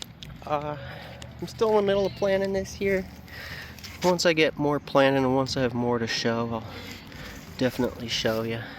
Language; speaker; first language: English; native; English